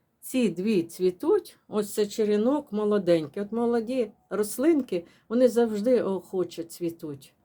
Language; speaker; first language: Ukrainian; non-native, local second language; Russian